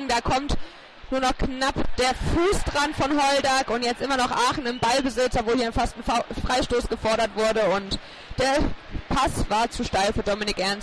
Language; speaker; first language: German; native; German